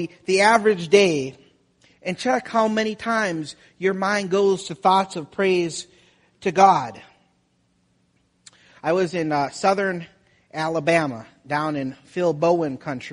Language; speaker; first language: English; native; English